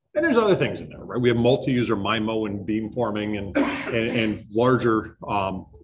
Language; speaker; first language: English; native; English